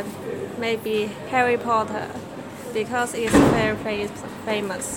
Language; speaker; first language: English; non-native, learner; Cantonese